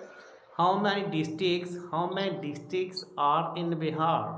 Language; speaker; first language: English; non-native, local second language; Hindi